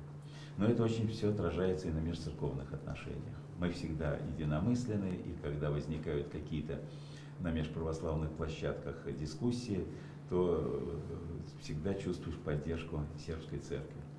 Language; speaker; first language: Russian; native; Russian